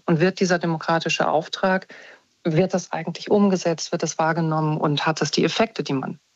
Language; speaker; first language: German; native; German